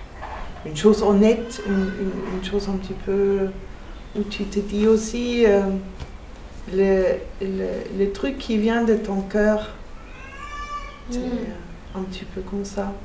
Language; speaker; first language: French; non-native, fluent; German